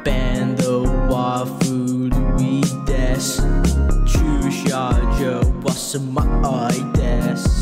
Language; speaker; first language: Japanese; non-native, learner; English